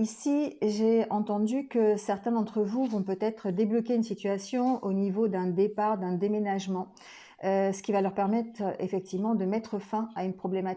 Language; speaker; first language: French; native; French